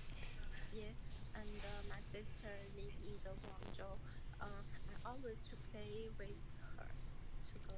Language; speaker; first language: English; non-native, learner; Chinese